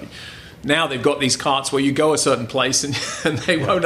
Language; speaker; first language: English; native; English